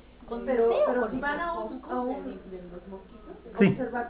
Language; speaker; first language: Spanish; native; Spanish